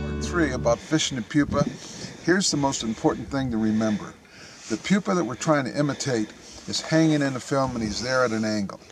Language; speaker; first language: English; native; English